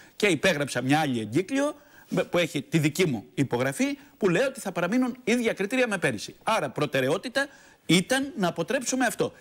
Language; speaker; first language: Greek; native; Greek